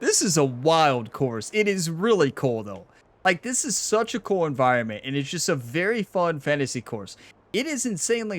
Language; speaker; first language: English; native; English